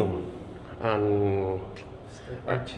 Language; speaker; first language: English; non-native, learner; Filipino